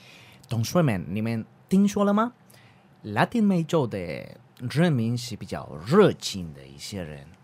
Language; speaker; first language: Chinese; non-native, learner; Spanish